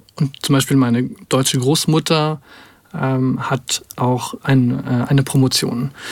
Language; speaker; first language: German; native; German